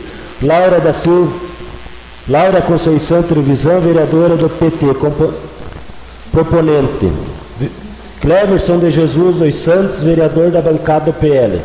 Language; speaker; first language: Portuguese; native; Portuguese